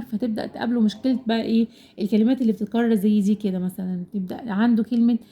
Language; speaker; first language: Arabic; native; Arabic